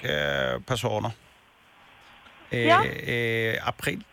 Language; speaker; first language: Swedish; non-native, learner; Danish